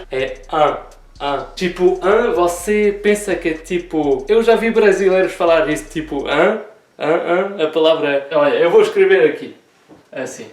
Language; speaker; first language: Portuguese; early bilingual, heritage; Portuguese